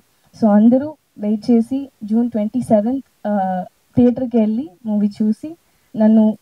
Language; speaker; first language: Telugu; non-native, learner; Tamil